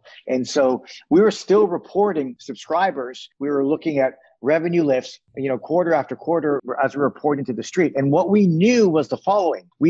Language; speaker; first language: English; native; English